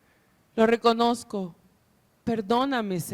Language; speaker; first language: Spanish; native; Spanish